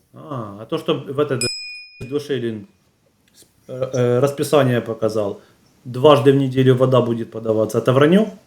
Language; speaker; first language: Russian; native; Russian